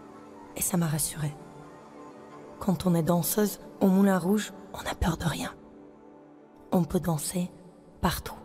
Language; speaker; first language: French; non-native, fluent; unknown